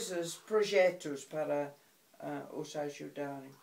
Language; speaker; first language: Portuguese; non-native, fluent; English